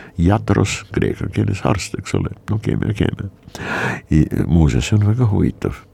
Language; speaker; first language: Estonian; native; Estonian